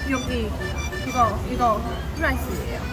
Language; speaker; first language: Korean; non-native, learner; Chinese